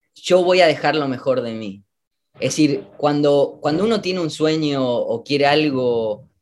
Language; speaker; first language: Spanish; native; Spanish